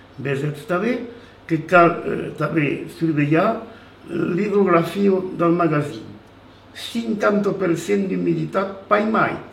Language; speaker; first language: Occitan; native; Occitan